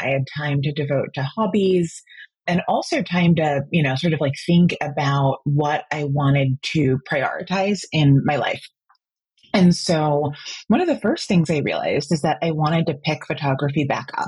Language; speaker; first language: English; native; English